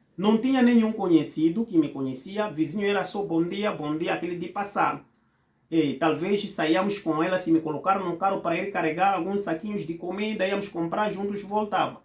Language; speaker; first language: Portuguese; non-native, fluent; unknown